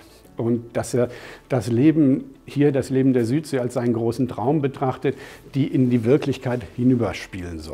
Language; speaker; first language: German; native; German